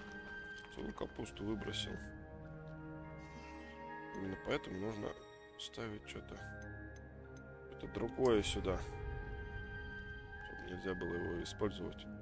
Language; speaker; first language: Russian; native; Russian